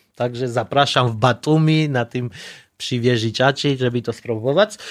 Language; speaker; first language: Polish; non-native, learner; Georgian